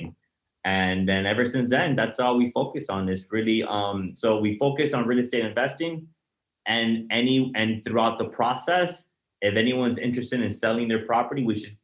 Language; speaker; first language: English; native; English